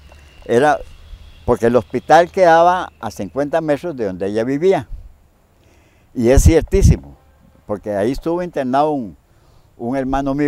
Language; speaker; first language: Spanish; native; Spanish